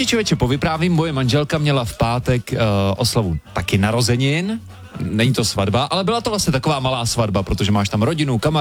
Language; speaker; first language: Czech; native; Czech